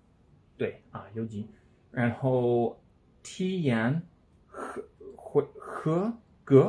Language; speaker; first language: Chinese; non-native, learner; English